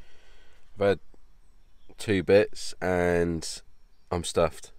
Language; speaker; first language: English; native; English